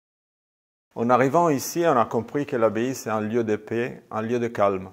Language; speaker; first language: French; non-native, fluent; Italian